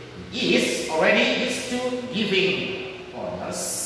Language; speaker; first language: English; non-native, fluent; Indonesian